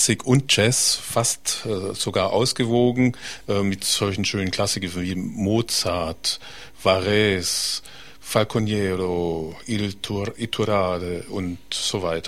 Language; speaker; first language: German; native; German